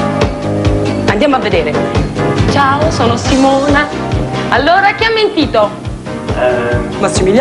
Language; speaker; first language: Italian; native; Italian